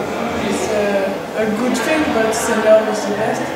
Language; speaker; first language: English; non-native, learner; French